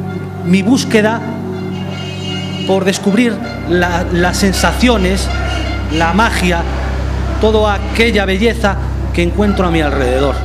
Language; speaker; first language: Spanish; native; Spanish